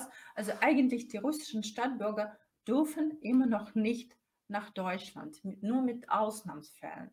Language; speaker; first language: German; non-native, fluent; Russian